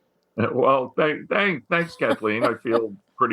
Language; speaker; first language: English; native; English